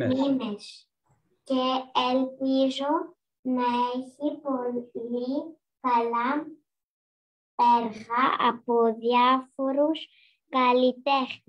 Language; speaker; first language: Greek; non-native, learner; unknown